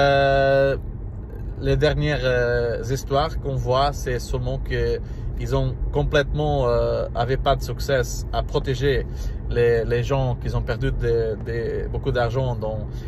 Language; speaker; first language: French; non-native, learner; Portuguese